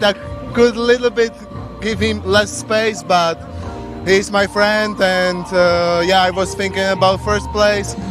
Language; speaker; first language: English; non-native, learner; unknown